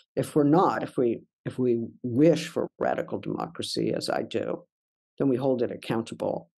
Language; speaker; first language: English; native; English